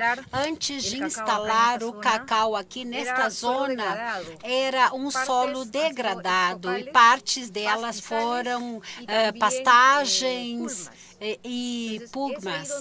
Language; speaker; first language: Portuguese; early bilingual, heritage; Spanish